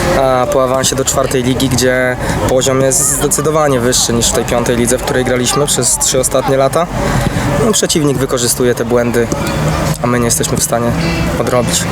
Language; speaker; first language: Polish; native; Polish